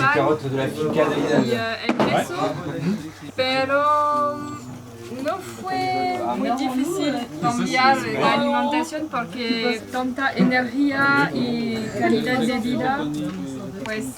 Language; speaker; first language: Spanish; non-native, fluent; French